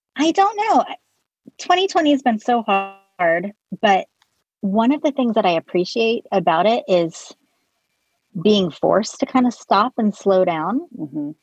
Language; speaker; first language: English; native; English